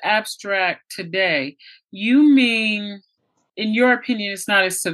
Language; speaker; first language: English; native; English